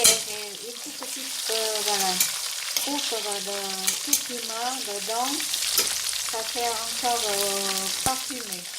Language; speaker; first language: French; non-native, learner; Vietnamese